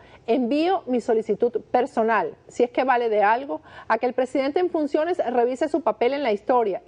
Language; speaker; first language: Spanish; native; Spanish